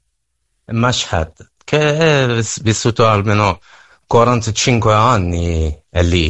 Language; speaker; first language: Italian; non-native, learner; Persian